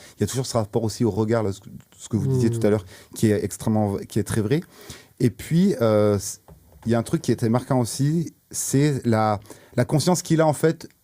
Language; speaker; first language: French; native; French